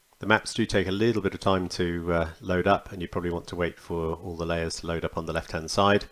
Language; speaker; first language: English; native; English